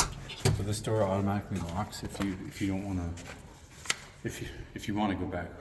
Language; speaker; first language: English; native; English